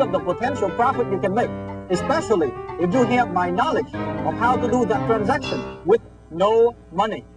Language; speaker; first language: English; non-native, fluent; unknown